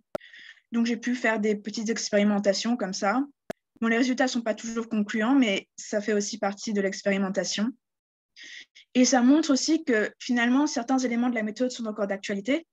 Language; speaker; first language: French; native; French